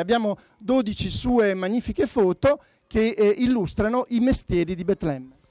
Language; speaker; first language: Italian; native; Italian